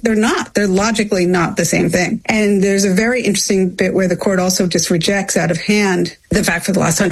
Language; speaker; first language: English; native; English